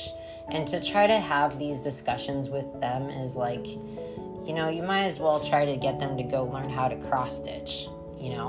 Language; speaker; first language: English; native; English